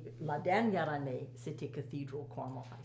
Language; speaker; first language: French; native; French